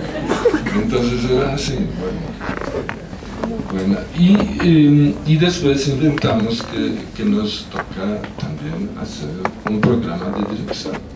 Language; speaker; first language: Spanish; non-native, fluent; Polish